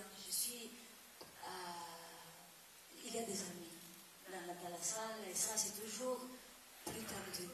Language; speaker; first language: French; non-native, fluent; Italian